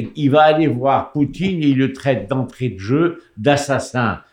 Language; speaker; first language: French; native; French